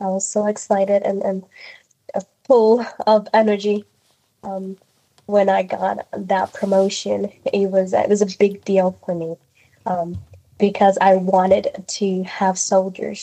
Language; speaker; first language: English; non-native, fluent; Spanish